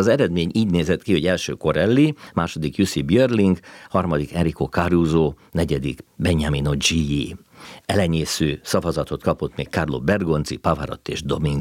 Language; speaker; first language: Hungarian; native; Hungarian